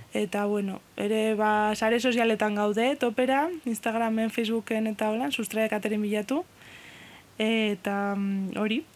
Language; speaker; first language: Basque; non-native, fluent; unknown